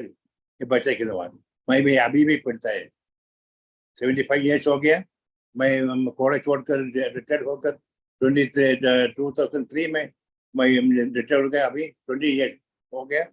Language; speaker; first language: Hindi; non-native, local second language; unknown